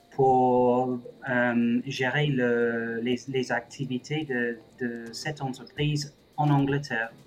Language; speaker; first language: French; non-native, fluent; English